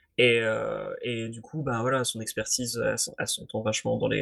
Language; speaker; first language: French; native; French